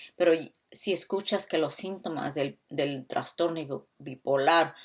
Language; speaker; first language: Spanish; early bilingual, other home language; English